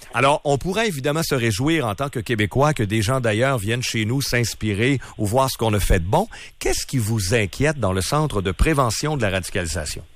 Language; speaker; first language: French; native; French